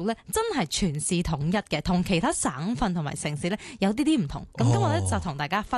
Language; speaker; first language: Cantonese; native; Cantonese